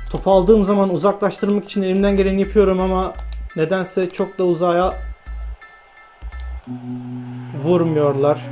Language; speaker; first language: Turkish; native; Turkish